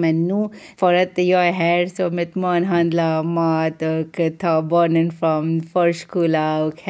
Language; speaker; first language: Swedish; non-native, learner; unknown